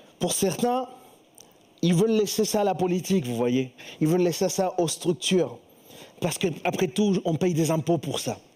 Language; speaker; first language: French; early bilingual, other home language; Spanish